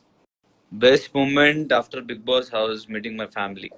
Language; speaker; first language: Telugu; non-native, learner; Hindi